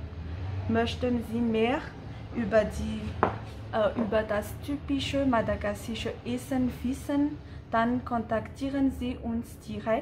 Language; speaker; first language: German; non-native, fluent; Malagasy